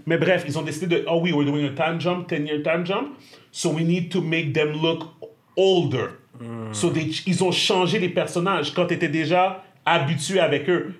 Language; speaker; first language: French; native; French